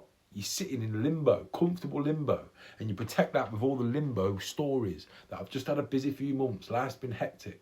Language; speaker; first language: English; native; English